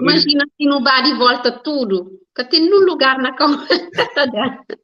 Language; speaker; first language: Portuguese; non-native, learner; Kabuverdianu